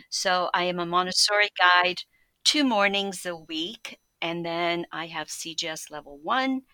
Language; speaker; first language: English; early bilingual, other home language; Polish